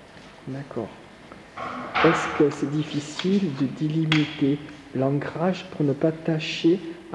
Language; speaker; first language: French; native; French